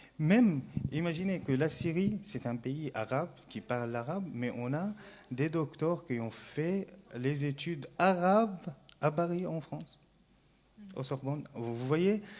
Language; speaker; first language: French; non-native, fluent; Arabic